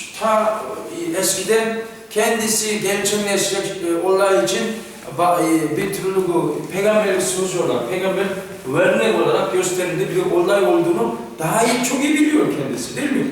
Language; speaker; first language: Turkish; non-native, fluent; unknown